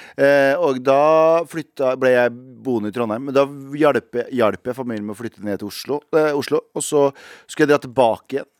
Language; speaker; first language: Norwegian; early bilingual, other home language; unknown